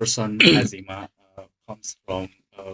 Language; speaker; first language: English; non-native, learner; Indonesian